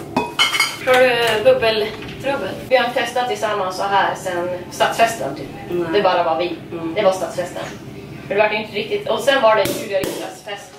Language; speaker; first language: Swedish; native; Swedish